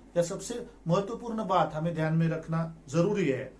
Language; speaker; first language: Hindi; non-native, local second language; Marathi